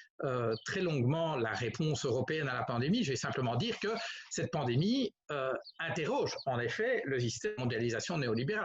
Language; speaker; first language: French; native; French